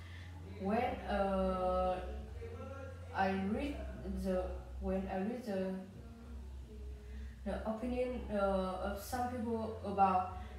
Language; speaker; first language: English; non-native, learner; Vietnamese